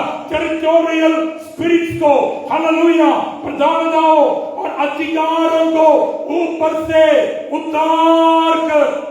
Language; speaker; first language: Hindi; non-native, local second language; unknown